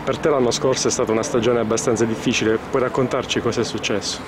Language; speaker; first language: Italian; native; Italian